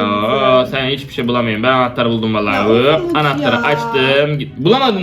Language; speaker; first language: Turkish; native; Turkish